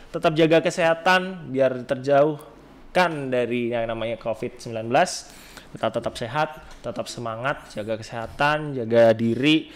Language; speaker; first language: Indonesian; non-native, local second language; Javanese